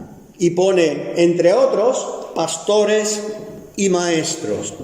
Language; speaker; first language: Spanish; native; Spanish